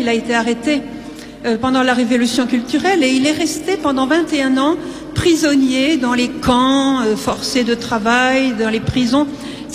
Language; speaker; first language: French; native; French